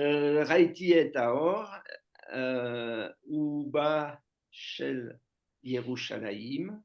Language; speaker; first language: Hebrew; non-native, learner; French